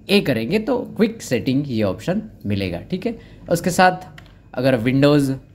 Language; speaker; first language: Hindi; non-native, local second language; Marathi